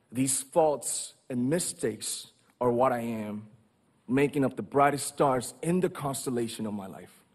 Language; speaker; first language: English; non-native, fluent; Korean